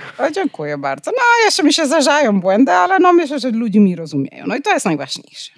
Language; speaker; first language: Polish; non-native, fluent; Spanish